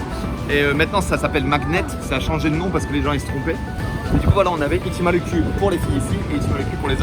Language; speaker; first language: French; native; French